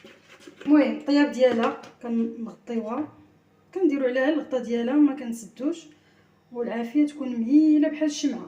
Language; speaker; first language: Arabic; native; Arabic